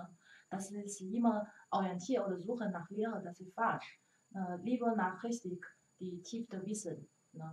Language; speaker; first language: German; non-native, learner; Chinese